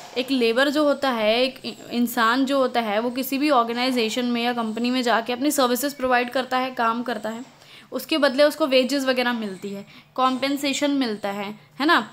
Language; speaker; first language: Hindi; native; Hindi